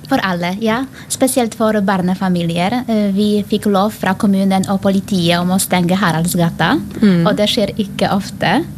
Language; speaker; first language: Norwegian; non-native, fluent; Filipino